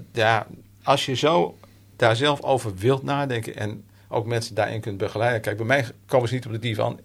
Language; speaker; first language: Dutch; native; Dutch